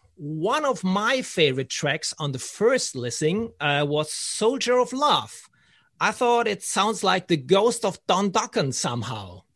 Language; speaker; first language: English; non-native, fluent; German